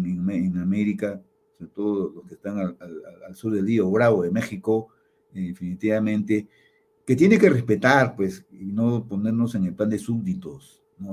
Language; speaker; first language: Spanish; native; Spanish